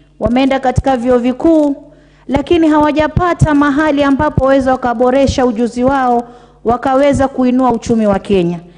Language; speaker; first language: Swahili; native; Swahili